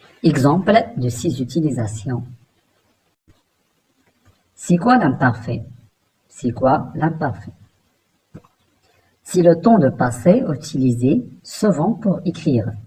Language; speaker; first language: French; non-native, local second language; Arabic